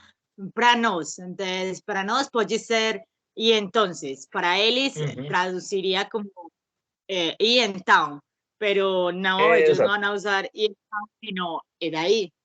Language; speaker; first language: Portuguese; non-native, learner; Spanish